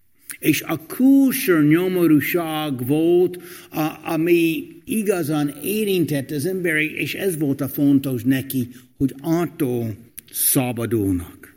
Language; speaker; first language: Hungarian; non-native, fluent; English